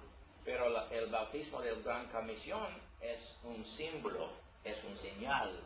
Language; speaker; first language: Spanish; non-native, learner; English